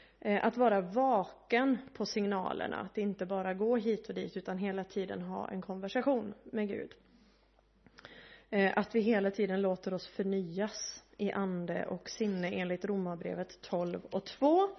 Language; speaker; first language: Swedish; native; Swedish